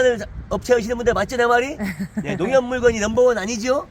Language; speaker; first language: Korean; native; Korean